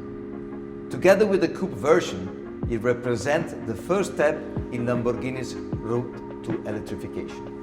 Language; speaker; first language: English; non-native, fluent; Italian